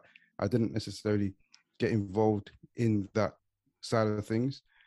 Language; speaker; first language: English; native; English